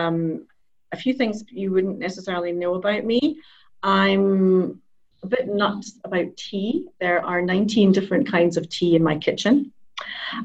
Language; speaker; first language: English; native; English